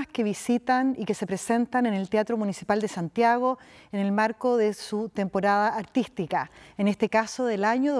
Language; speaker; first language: Spanish; native; Spanish